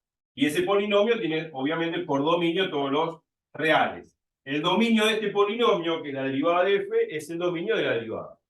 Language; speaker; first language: Spanish; native; Spanish